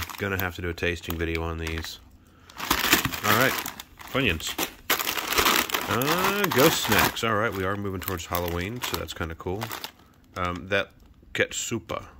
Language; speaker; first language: English; native; English